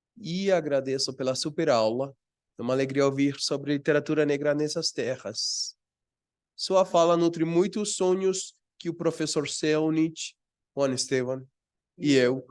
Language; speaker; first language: Portuguese; non-native, fluent; Spanish